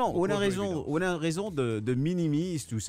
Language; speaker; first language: French; non-native, local second language; Morisyen